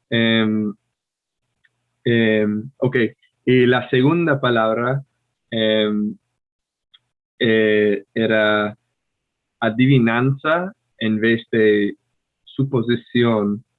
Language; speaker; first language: Spanish; non-native, fluent; English